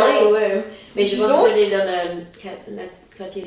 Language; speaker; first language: French; non-native, fluent; English